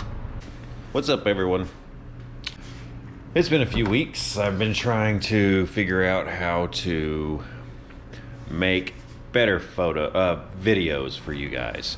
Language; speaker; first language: English; native; English